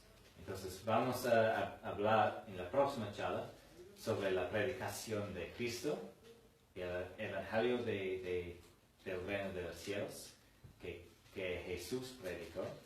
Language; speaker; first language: Spanish; non-native, fluent; English